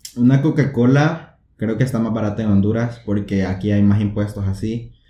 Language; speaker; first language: Spanish; native; Spanish